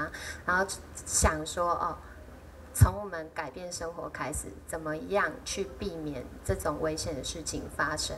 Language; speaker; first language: Chinese; native; Chinese